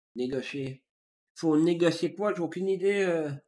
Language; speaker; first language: French; native; French